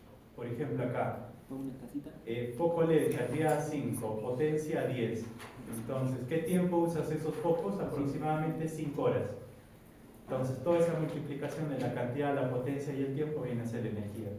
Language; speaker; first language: Spanish; native; Spanish